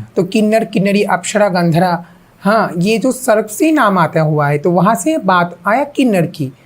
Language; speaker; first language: Hindi; non-native, local second language; Bangla